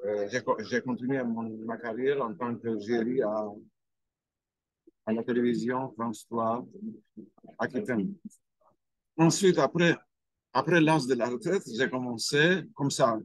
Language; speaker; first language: French; non-native, fluent; Albanian